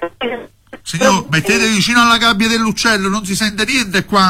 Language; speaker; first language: Italian; native; Italian